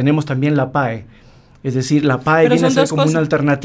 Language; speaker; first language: Spanish; native; Spanish